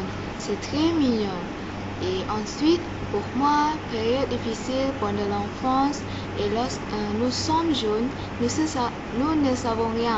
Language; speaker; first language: French; non-native, learner; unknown